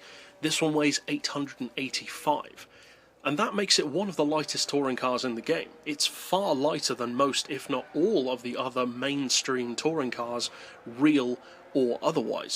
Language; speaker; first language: English; native; English